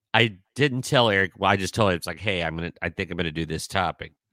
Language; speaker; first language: English; native; English